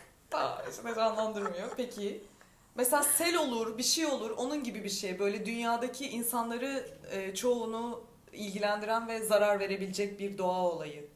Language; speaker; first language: Turkish; native; Turkish